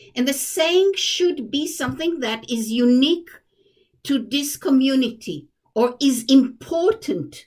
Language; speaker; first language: English; non-native, fluent; Hebrew